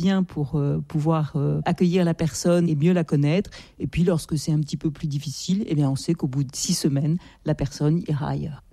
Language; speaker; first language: French; native; French